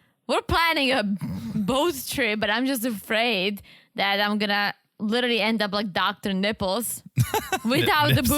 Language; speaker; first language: English; native; English